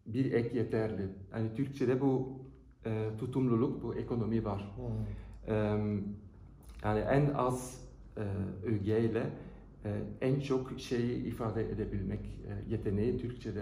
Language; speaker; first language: Turkish; non-native, fluent; Dutch